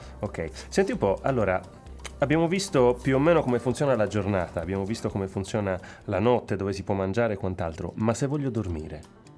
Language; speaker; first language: Italian; native; Italian